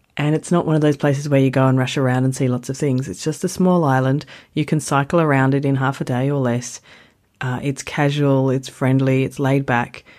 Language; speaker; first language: English; native; English